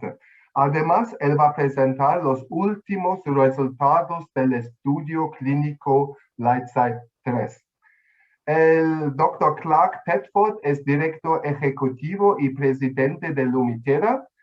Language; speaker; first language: Spanish; non-native, fluent; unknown